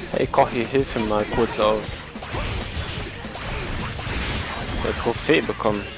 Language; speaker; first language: German; native; German